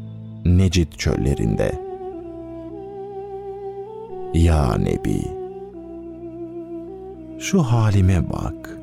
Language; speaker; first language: Turkish; native; Turkish